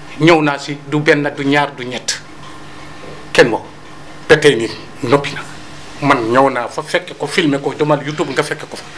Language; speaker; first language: Wolof; non-native, local second language; Fula